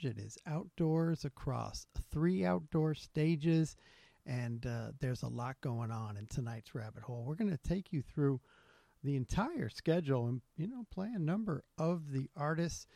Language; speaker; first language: English; native; English